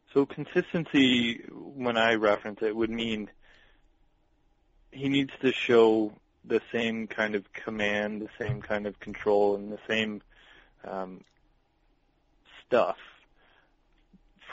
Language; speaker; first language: English; native; English